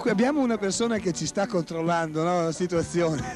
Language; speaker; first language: Italian; native; Italian